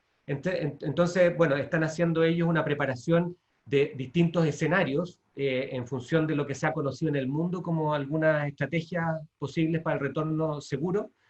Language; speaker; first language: Spanish; native; Spanish